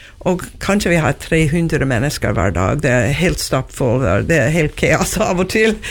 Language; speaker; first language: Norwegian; non-native, learner; English